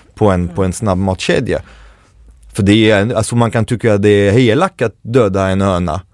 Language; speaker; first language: Swedish; non-native, fluent; French